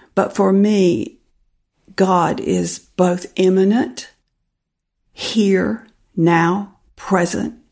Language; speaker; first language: English; native; English